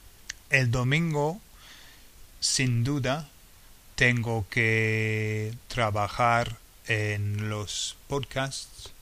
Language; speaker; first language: Spanish; non-native, fluent; English